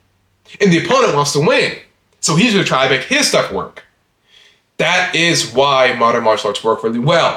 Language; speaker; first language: English; native; English